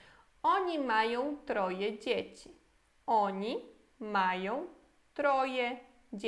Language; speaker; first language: Polish; non-native, fluent; Portuguese